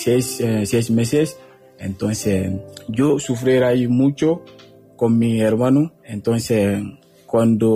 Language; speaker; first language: Spanish; non-native, learner; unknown